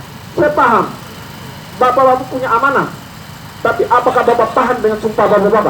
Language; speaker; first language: Indonesian; native; Indonesian